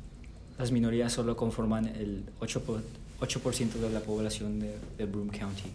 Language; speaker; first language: Spanish; early bilingual, heritage; Spanish